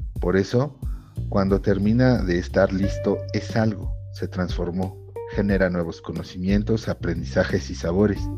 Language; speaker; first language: Spanish; native; Spanish